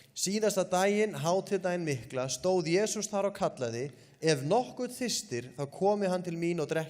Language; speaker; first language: Icelandic; native; Icelandic